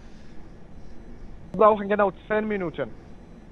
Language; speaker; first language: German; non-native, learner; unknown